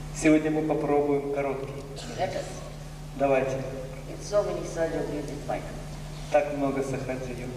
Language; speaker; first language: Russian; native; Russian